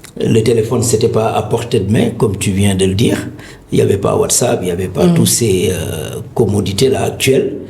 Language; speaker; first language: French; non-native, local second language; Wolof